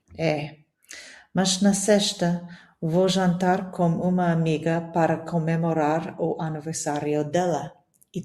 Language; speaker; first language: Portuguese; non-native, learner; English